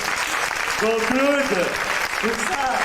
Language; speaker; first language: French; native; French